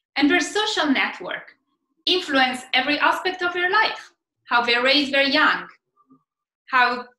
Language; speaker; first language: English; non-native, fluent; Italian